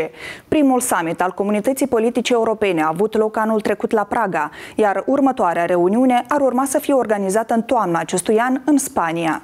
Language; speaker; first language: Romanian; native; Romanian